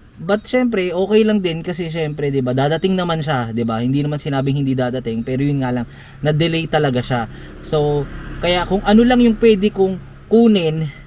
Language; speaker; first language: Filipino; native; Filipino